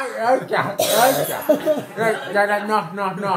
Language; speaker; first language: Swedish; non-native, learner; English